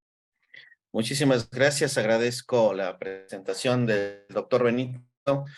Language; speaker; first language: Spanish; native; Spanish